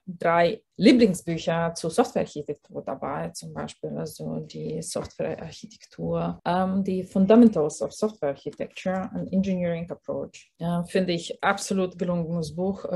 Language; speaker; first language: German; non-native, fluent; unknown